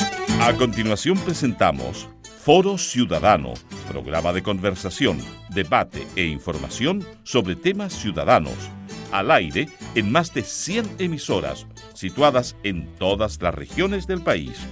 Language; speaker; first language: Spanish; native; Spanish